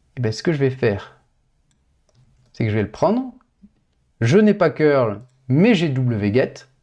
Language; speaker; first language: French; native; French